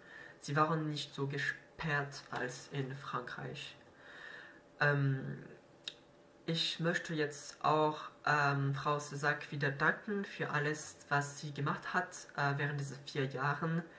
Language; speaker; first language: German; non-native, fluent; French